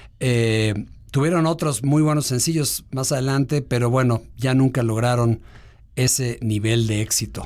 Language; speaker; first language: Spanish; native; Spanish